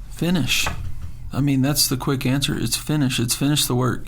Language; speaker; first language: English; native; English